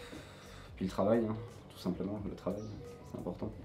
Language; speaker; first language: French; native; French